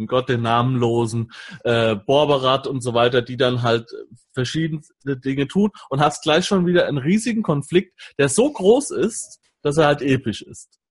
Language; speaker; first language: German; native; German